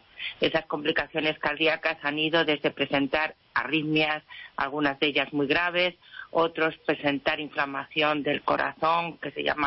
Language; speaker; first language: Spanish; native; Spanish